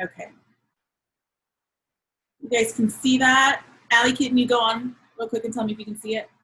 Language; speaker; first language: English; native; English